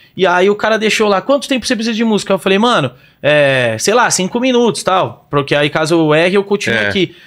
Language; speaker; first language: Portuguese; native; Portuguese